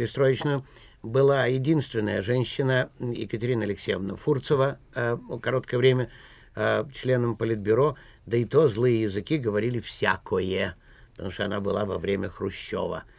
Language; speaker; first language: Russian; native; Russian